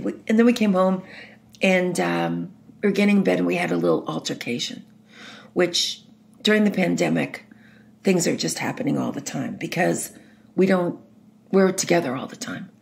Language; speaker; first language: English; native; English